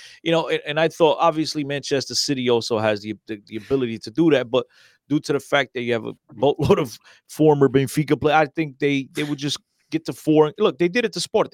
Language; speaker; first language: English; early bilingual, other home language; Portuguese